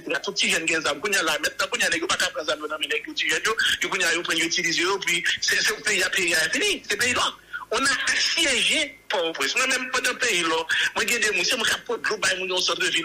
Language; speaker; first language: French; non-native, local second language; Haitian Creole